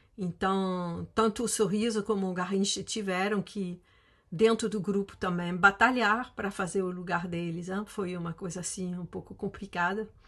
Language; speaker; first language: Portuguese; non-native, fluent; French